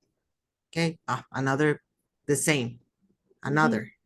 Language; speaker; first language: English; non-native, fluent; Spanish